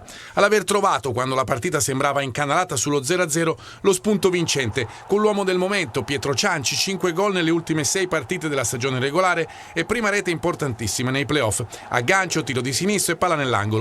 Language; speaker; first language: Italian; native; Italian